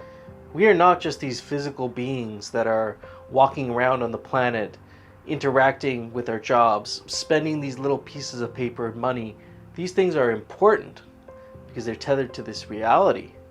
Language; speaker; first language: English; native; English